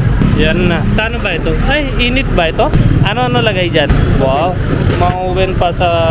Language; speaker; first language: Filipino; non-native, learner; Hindi